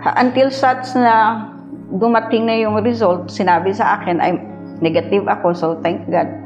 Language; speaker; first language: Filipino; non-native, local second language; Hiligaynon